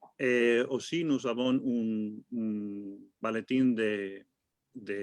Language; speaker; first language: French; non-native, fluent; Spanish